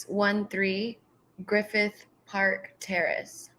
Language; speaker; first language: English; native; English